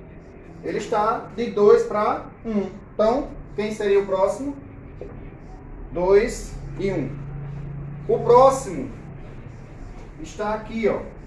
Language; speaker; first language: Portuguese; native; Portuguese